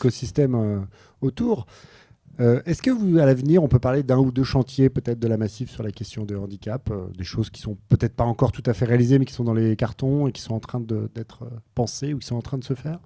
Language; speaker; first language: French; native; French